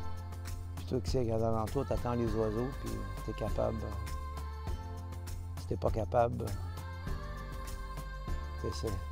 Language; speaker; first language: French; native; French